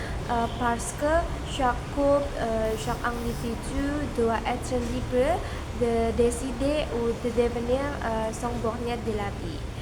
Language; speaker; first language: French; non-native, learner; Indonesian